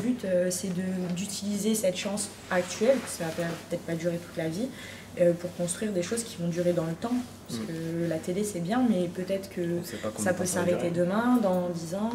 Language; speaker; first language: French; native; French